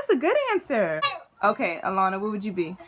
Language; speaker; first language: English; native; English